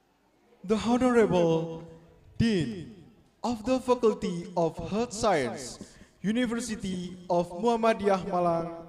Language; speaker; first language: English; non-native, learner; Indonesian